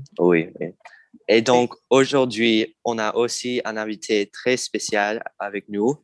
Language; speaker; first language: French; non-native, fluent; English